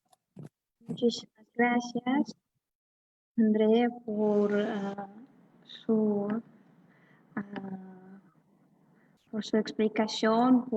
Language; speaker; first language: Spanish; non-native, fluent; Russian